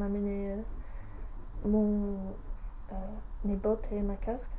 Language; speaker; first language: French; non-native, learner; English